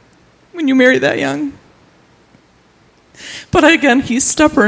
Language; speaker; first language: English; native; English